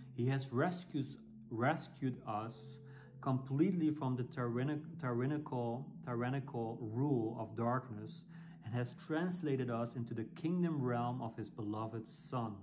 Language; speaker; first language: English; non-native, fluent; Dutch